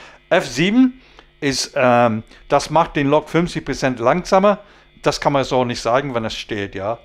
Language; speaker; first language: German; non-native, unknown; English